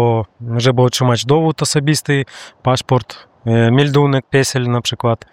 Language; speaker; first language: Polish; non-native, learner; Russian